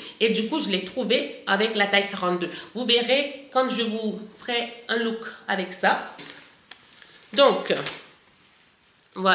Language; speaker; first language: French; native; French